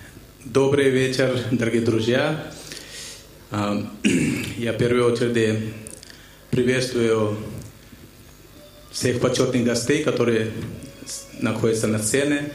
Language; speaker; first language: Russian; non-native, fluent; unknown